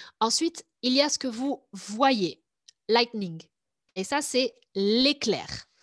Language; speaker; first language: French; native; French